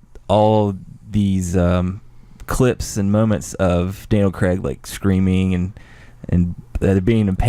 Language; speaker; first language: English; native; English